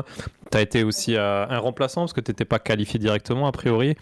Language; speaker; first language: French; native; French